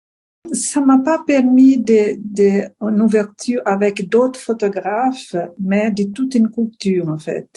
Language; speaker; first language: French; non-native, fluent; Portuguese